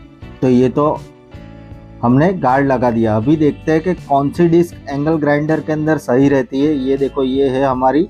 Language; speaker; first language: Hindi; native; Hindi